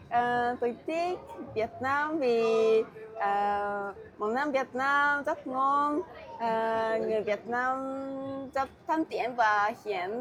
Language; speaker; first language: Vietnamese; non-native, learner; Japanese